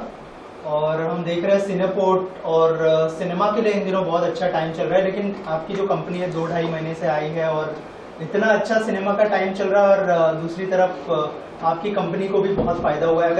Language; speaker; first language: Hindi; native; Hindi